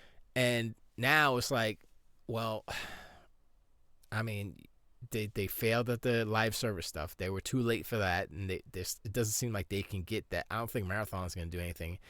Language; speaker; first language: English; native; English